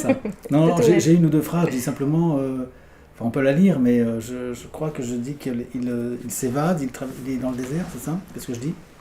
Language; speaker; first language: French; native; French